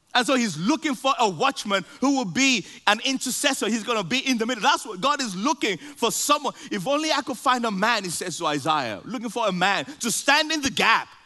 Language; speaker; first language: English; non-native, local second language; Yoruba